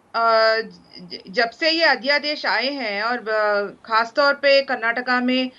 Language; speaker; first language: Hindi; non-native, local second language; Kannada